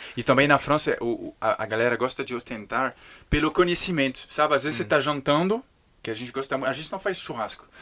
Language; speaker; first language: Portuguese; non-native, fluent; French